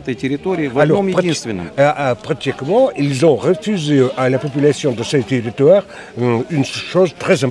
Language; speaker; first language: French; non-native, fluent; Russian